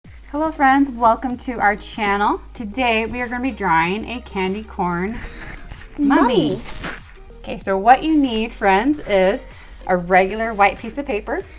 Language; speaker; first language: English; native; English